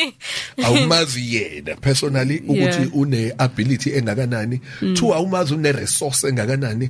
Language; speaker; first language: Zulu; native; Zulu